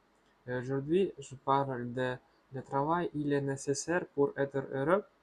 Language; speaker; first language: French; non-native, learner; Russian